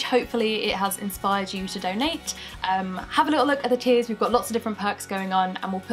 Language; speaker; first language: English; native; English